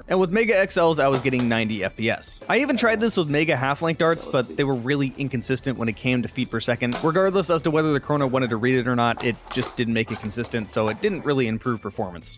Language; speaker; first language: English; native; English